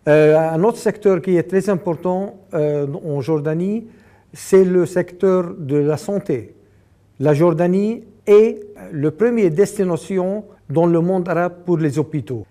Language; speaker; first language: French; non-native, fluent; Arabic